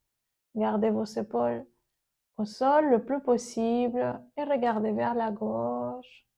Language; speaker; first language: French; native; French